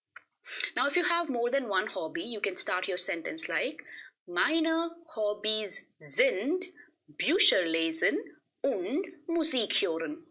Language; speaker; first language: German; non-native, fluent; Hindi